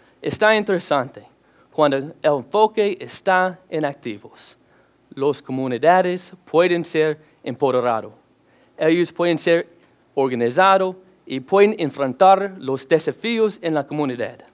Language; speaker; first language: Spanish; non-native, learner; English